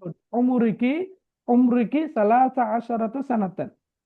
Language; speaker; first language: Arabic; non-native, fluent; Tamil